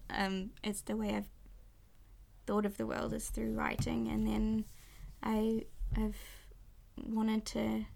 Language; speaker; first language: English; native; English